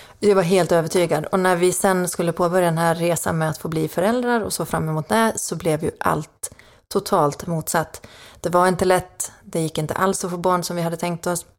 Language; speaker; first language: Swedish; native; Swedish